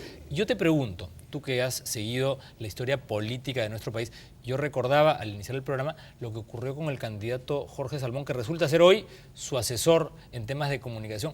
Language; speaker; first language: Spanish; native; Spanish